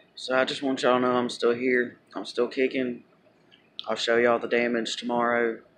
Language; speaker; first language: English; native; English